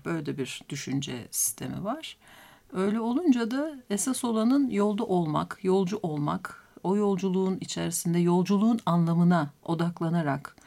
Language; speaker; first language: Turkish; native; Turkish